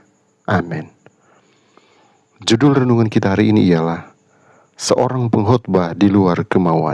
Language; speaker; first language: Indonesian; native; Indonesian